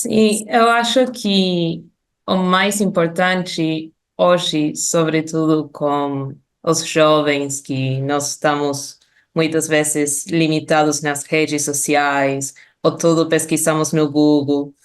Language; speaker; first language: Portuguese; non-native, fluent; Spanish